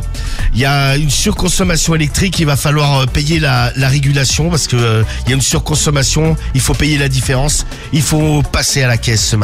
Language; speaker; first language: French; native; French